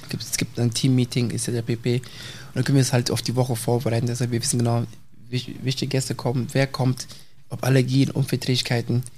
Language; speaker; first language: German; early bilingual, other home language; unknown